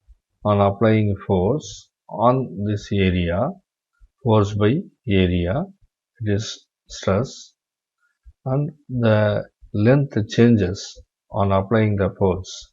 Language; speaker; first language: English; non-native, local second language; Tamil